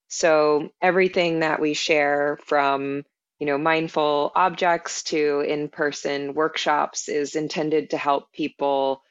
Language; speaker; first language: English; native; English